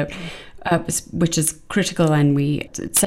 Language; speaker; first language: English; native; English